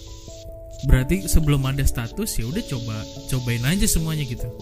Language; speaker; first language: Indonesian; native; Indonesian